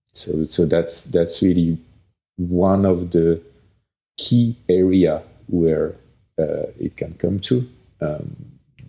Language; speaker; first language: English; non-native, fluent; French